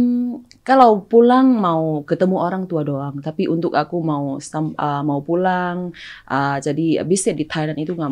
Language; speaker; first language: Indonesian; non-native, fluent; Thai